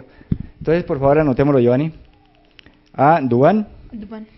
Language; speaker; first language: Spanish; native; Spanish